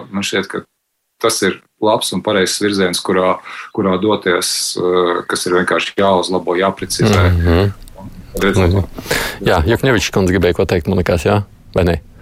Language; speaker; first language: Latvian; native; Latvian